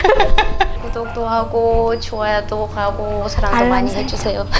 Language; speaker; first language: Korean; non-native, fluent; Russian